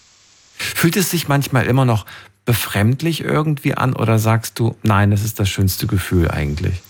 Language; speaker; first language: German; native; German